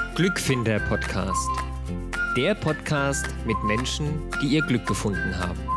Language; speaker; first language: German; native; German